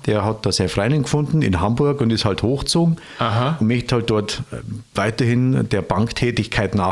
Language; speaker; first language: German; native; German